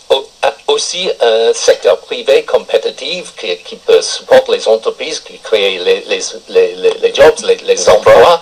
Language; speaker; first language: French; non-native, fluent; English